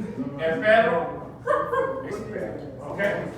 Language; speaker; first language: Spanish; non-native, fluent; English